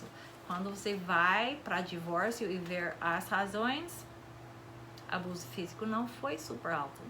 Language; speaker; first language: Portuguese; non-native, fluent; English